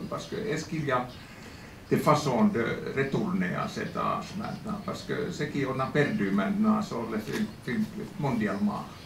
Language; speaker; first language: French; non-native, fluent; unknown